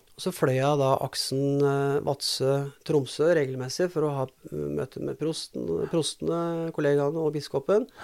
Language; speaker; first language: Norwegian; native; Norwegian